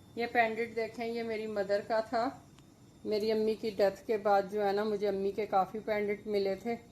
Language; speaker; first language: Urdu; native; Urdu